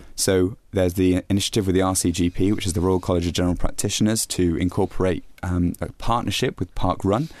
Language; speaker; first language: English; native; English